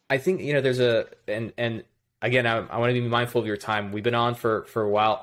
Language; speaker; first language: English; native; English